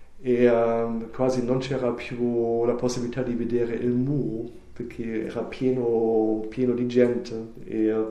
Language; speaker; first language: Italian; non-native, learner; German